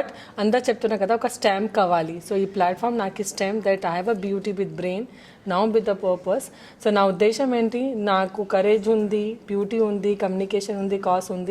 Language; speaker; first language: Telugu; non-native, local second language; Hindi